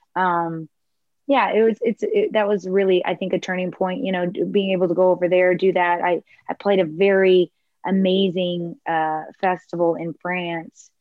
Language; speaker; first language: English; native; English